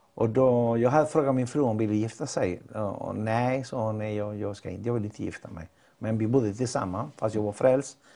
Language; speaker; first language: Swedish; non-native, fluent; Spanish